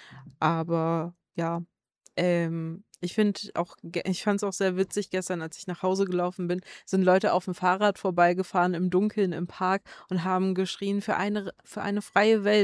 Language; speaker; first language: German; native; German